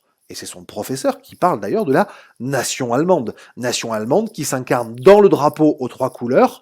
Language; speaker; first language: French; native; French